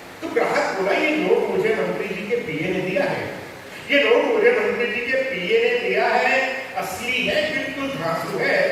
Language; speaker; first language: Hindi; non-native, local second language; Punjabi